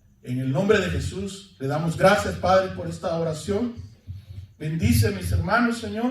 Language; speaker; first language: Spanish; native; Spanish